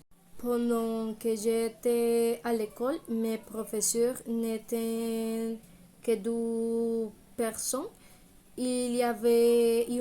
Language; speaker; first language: French; non-native, learner; Spanish